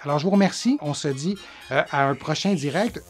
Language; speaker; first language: French; native; French